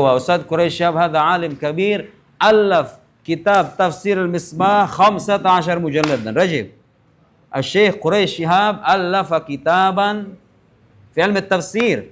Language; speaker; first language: Arabic; non-native, fluent; Indonesian